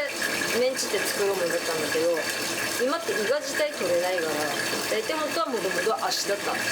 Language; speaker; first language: Japanese; native; Japanese